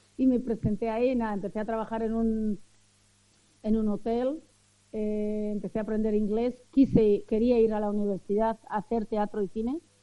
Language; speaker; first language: Spanish; early bilingual, other home language; Arabic